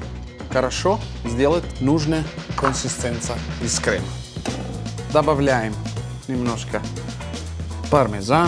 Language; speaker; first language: Russian; non-native, fluent; Italian